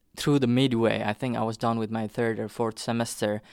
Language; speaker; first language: English; non-native, local second language; Nepali